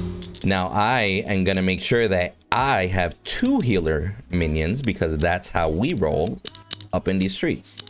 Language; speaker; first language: English; native; English